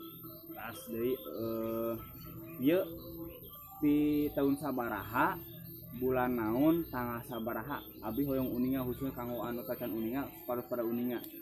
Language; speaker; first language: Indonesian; non-native, local second language; Sundanese